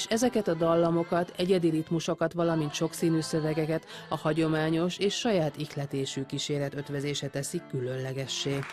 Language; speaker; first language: Hungarian; native; Hungarian